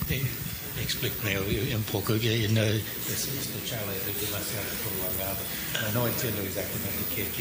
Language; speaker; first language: Spanish; non-native, fluent; English